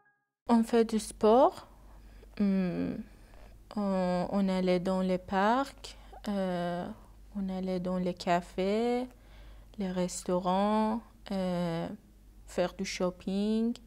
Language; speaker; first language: French; non-native, learner; Persian